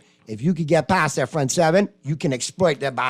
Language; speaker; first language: English; native; English